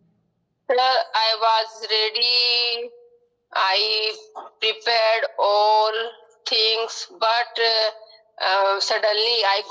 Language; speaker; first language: English; non-native, learner; Hindi